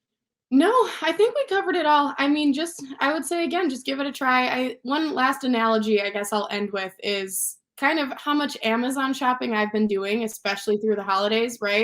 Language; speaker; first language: English; native; English